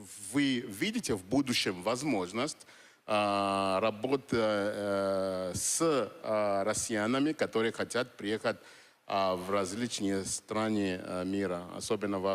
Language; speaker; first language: Russian; non-native, fluent; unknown